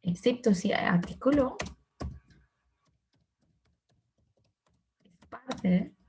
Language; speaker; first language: Spanish; non-native, fluent; Turkish